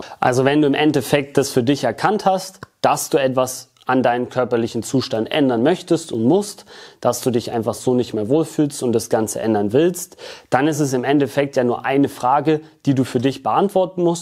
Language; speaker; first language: German; native; German